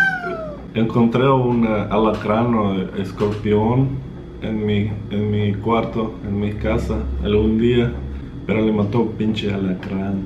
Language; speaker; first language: Spanish; non-native, fluent; Russian